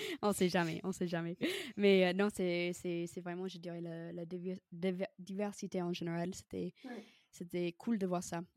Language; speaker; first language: French; non-native, fluent; English